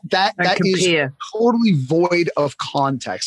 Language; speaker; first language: English; native; English